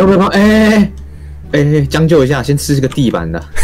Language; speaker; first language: Chinese; native; Chinese